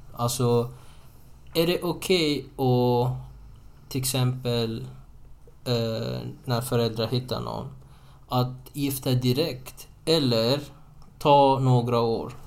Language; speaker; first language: Swedish; non-native, fluent; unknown